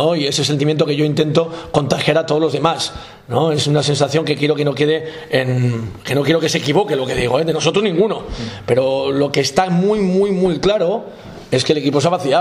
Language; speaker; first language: Spanish; native; Spanish